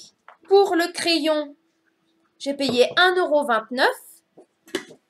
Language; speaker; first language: French; native; French